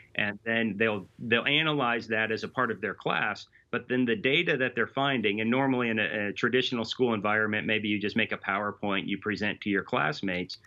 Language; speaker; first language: English; native; English